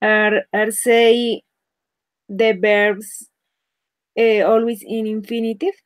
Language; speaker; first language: English; non-native, learner; Spanish